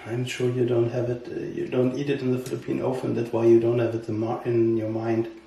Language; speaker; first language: English; non-native, learner; German